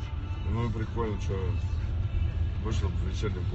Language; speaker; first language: Russian; native; Russian